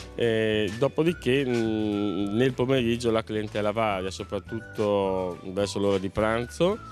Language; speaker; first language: Italian; native; Italian